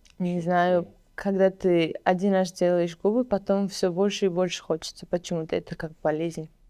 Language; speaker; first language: Russian; non-native, local second language; Uzbek